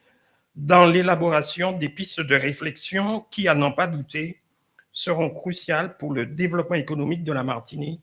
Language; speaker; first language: French; native; French